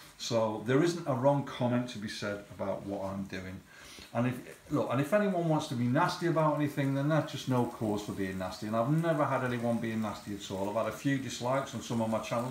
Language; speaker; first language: English; native; English